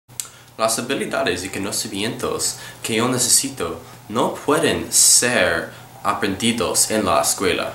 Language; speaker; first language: Spanish; non-native, learner; English